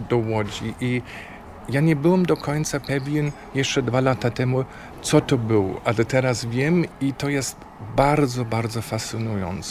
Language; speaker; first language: Polish; non-native, fluent; German